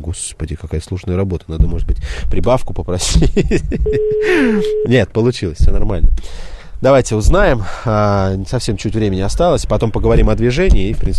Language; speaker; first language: Russian; native; Russian